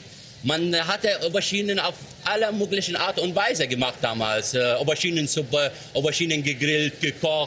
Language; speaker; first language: German; non-native, fluent; Arabic